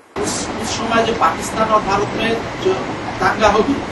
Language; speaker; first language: Hindi; non-native, learner; Bangla